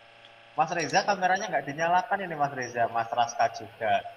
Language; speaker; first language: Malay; non-native, local second language; Javanese